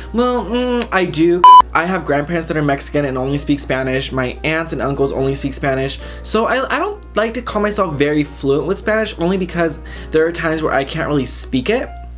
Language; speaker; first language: English; native; English